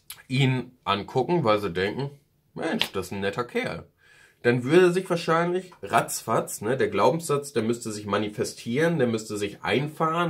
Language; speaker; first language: German; native; German